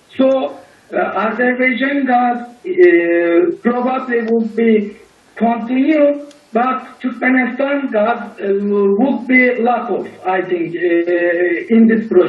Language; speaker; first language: English; non-native, learner; Turkish